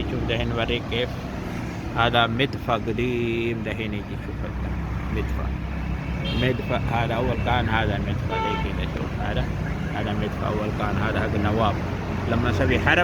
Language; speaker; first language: Arabic; non-native, learner; Urdu